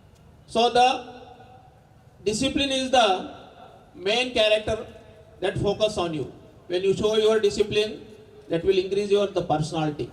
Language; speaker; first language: English; non-native, local second language; Telugu